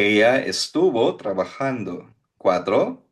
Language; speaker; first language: Spanish; non-native, fluent; Filipino